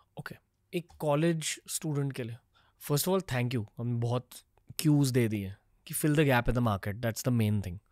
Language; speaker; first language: Hindi; native; Hindi